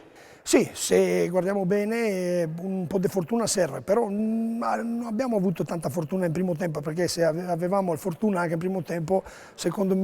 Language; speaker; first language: Italian; non-native, learner; Romanian